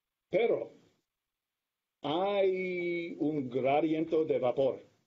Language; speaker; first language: Spanish; non-native, learner; English